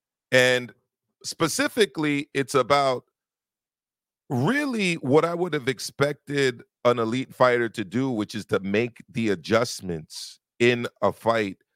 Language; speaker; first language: English; native; English